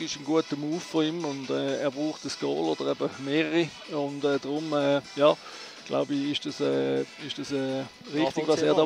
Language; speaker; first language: German; native; German